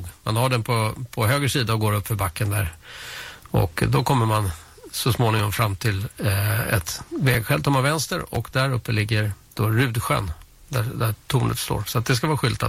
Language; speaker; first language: Swedish; native; Swedish